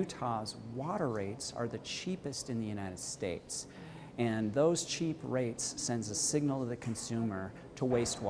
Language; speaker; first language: English; native; English